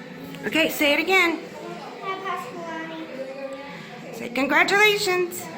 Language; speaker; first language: English; native; English